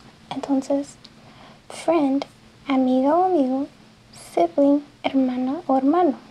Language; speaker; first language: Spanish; early bilingual, heritage; English